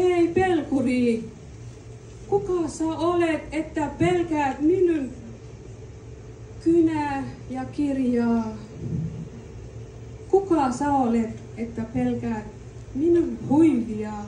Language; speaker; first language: Finnish; non-native, learner; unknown